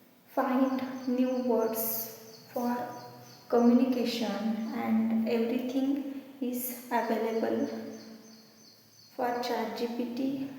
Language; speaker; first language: English; non-native, learner; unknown